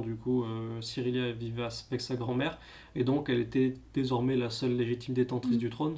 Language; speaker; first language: French; native; French